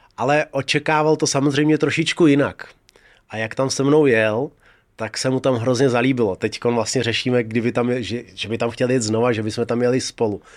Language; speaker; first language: Czech; early bilingual, other home language; Russian